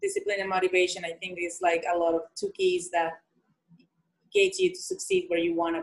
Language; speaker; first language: English; non-native, fluent; Spanish